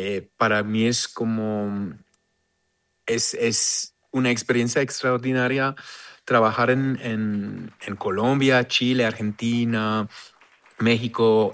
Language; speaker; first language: Spanish; non-native, fluent; Hebrew